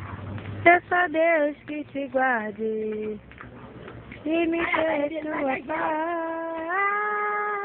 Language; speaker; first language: Portuguese; native; Portuguese